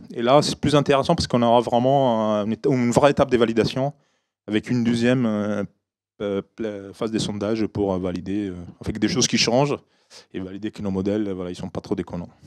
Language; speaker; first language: French; non-native, fluent; Italian